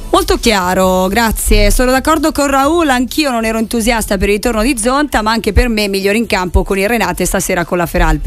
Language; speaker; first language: Italian; native; Italian